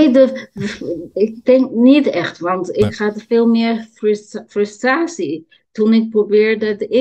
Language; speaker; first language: Dutch; non-native, learner; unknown